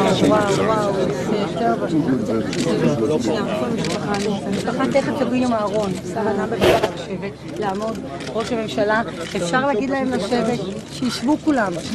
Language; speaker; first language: Hebrew; native; Hebrew